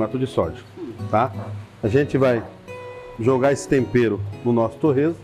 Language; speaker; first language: Portuguese; native; Portuguese